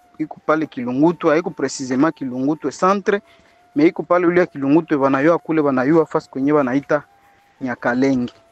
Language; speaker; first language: Swahili; native; Swahili